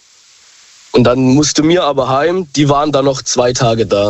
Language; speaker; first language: German; native; German